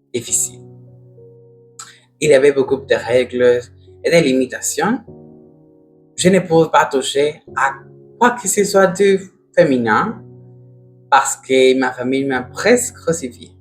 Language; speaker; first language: French; non-native, learner; Spanish